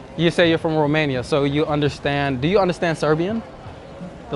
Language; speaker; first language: English; native; English